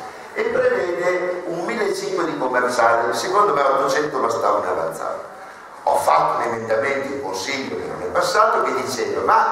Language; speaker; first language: Italian; native; Italian